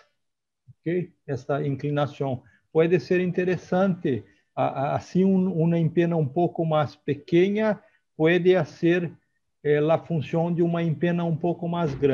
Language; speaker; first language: Spanish; non-native, learner; Portuguese